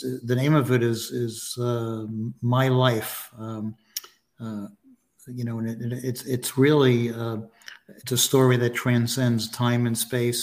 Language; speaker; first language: English; native; English